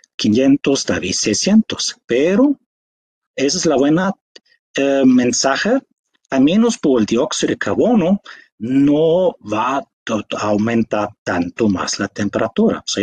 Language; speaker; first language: Spanish; non-native, fluent; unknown